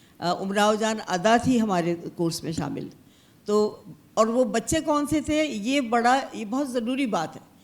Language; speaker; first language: Urdu; native; Urdu